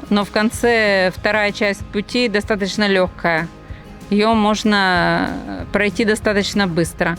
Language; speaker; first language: Russian; native; Russian